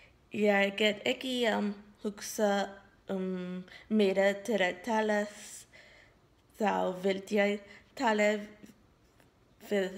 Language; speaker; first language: Icelandic; non-native, learner; English